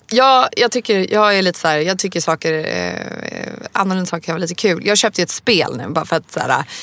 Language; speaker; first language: Swedish; native; Swedish